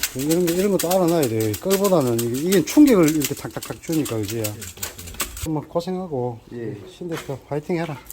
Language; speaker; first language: Korean; native; Korean